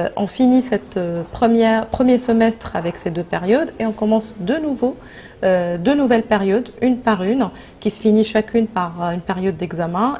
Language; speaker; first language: French; non-native, local second language; Arabic